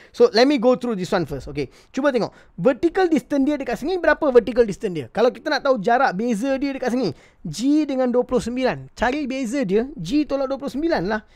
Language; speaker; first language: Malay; non-native, local second language; Tamil